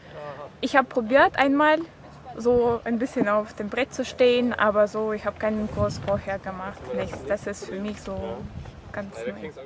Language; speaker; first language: German; non-native, learner; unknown